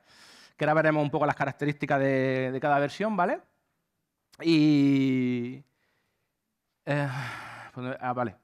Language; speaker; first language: Spanish; native; Spanish